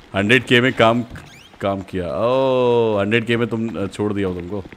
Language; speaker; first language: Hindi; native; Hindi